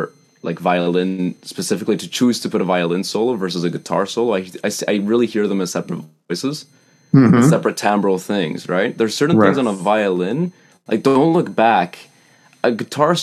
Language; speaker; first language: English; native; English